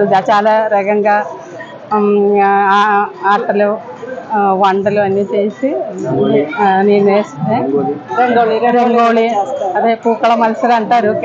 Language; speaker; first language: Telugu; non-native, local second language; Malayalam